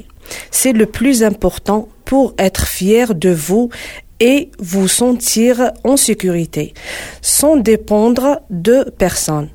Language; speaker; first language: French; non-native, learner; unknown